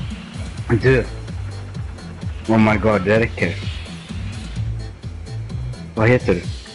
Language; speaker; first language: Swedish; early bilingual, other home language; Turkish